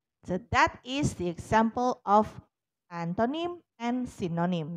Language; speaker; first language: English; non-native, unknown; Indonesian